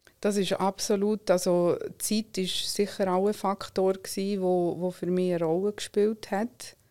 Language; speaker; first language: German; early bilingual, other home language; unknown